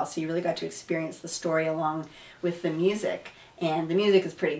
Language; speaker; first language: English; native; English